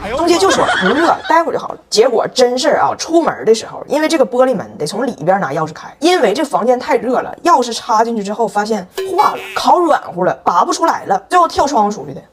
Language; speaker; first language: Chinese; native; Chinese